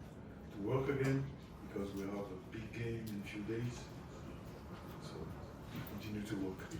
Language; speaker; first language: English; non-native, fluent; French